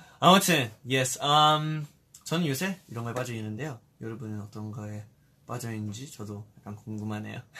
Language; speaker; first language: Korean; early bilingual, heritage; Korean